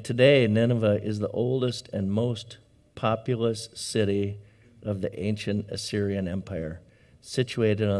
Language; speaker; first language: English; native; English